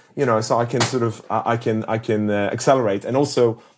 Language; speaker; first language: English; early bilingual, other home language; Polish